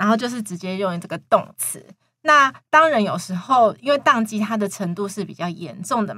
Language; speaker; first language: Chinese; native; Chinese